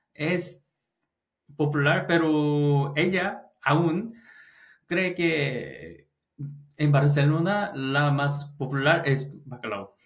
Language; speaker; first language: Spanish; non-native, learner; Korean